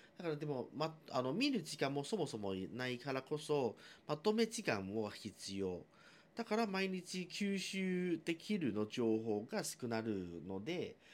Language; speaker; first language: Japanese; non-native, fluent; Chinese